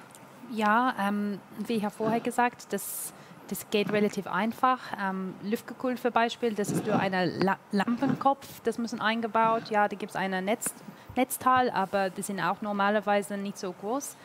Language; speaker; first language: German; non-native, learner; English